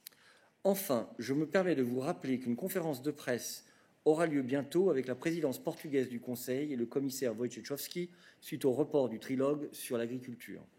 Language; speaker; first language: French; native; French